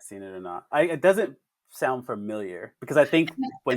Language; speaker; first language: English; native; English